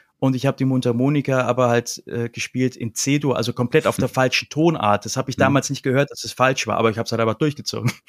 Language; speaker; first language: German; native; German